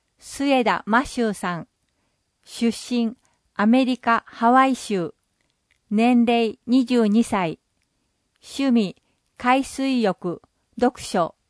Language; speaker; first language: Japanese; non-native, fluent; English